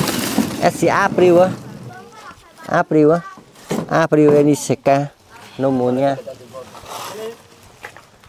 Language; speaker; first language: Portuguese; non-native, learner; Vietnamese